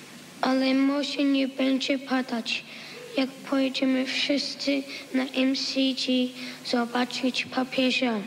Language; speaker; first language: Polish; early bilingual, heritage; Polish